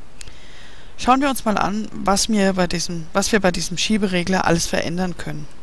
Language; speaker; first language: German; native; German